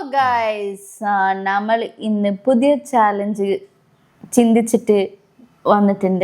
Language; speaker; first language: Malayalam; non-native, learner; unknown